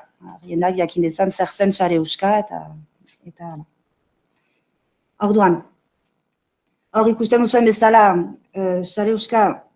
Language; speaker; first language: Basque; native; Basque